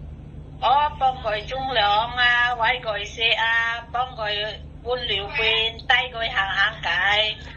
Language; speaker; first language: Cantonese; non-native, fluent; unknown